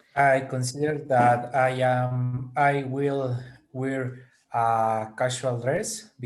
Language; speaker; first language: English; non-native, learner; Spanish